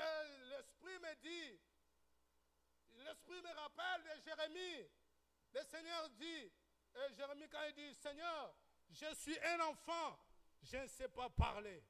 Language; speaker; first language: French; non-native, local second language; Lingala